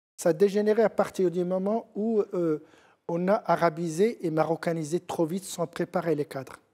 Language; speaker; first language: French; non-native, local second language; Central Atlas Tamazight